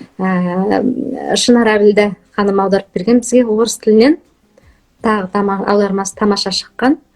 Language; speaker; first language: Kazakh; early bilingual, heritage; Kazakh